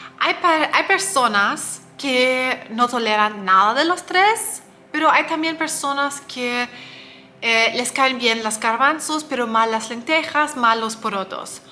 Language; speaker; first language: Spanish; non-native, fluent; German